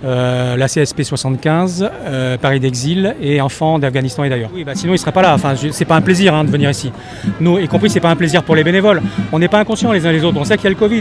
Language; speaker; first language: French; native; French